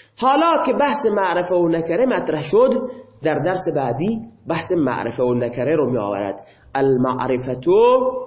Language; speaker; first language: Persian; non-native, local second language; Baluchi